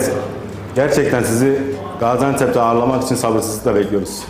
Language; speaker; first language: Turkish; native; Turkish